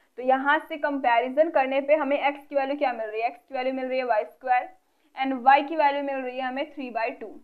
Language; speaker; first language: Hindi; native; Hindi